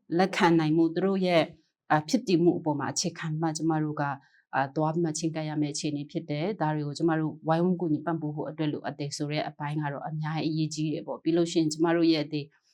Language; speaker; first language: Burmese; non-native, local second language; Kachin